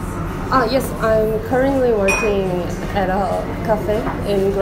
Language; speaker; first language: English; non-native, learner; Korean